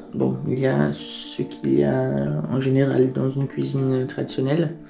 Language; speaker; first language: French; non-native, fluent; Portuguese